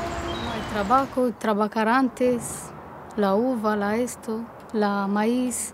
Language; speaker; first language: Spanish; non-native, learner; Romanian